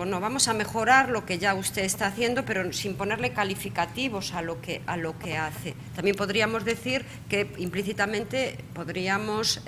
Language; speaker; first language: Spanish; native; Spanish